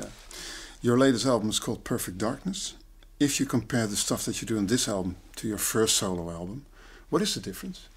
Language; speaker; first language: English; non-native, fluent; Dutch